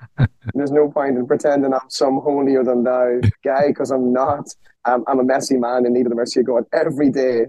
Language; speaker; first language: English; native; English